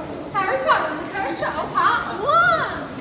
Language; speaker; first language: English; native; English